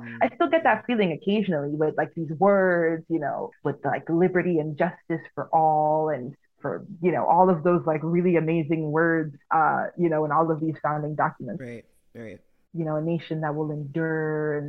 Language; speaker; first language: English; early bilingual, other home language; Igbo